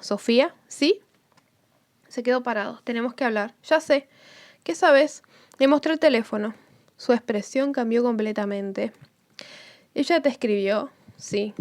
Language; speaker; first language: Spanish; native; Spanish